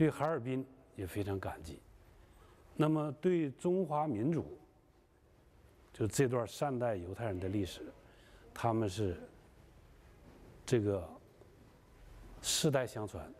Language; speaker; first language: Chinese; native; Chinese